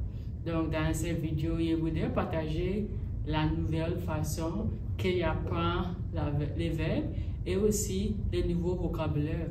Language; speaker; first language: French; non-native, learner; English